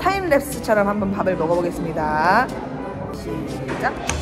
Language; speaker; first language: Korean; native; Korean